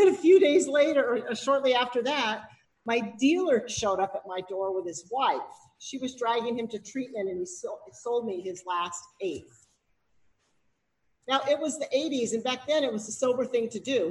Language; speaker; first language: English; native; English